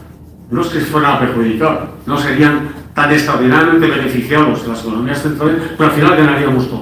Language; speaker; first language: Spanish; native; Spanish